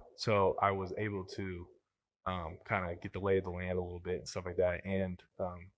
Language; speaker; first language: English; native; English